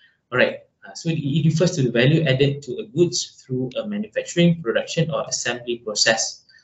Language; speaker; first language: English; non-native, local second language; Malay